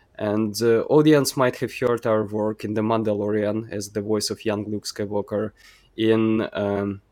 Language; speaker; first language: English; non-native, fluent; Ukrainian